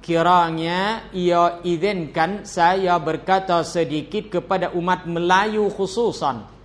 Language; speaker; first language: Malay; non-native, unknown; Thai